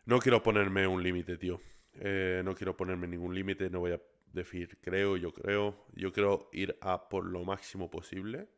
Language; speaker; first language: Spanish; early bilingual, other home language; English